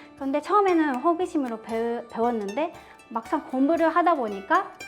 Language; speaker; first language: Korean; non-native, fluent; Japanese